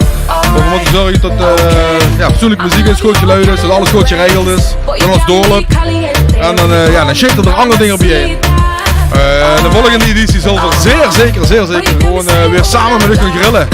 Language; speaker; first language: Dutch; native; Dutch